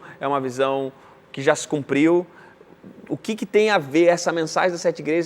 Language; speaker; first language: Portuguese; native; Portuguese